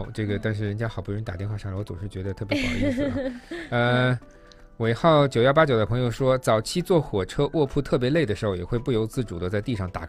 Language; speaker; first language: Chinese; native; Chinese